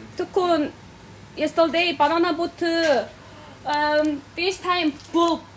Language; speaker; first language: English; non-native, learner; Korean